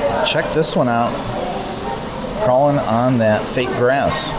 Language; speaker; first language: English; native; English